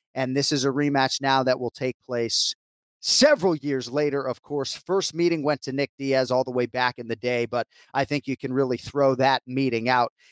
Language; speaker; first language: English; native; English